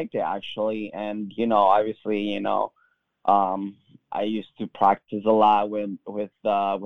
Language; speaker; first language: English; non-native, fluent; Spanish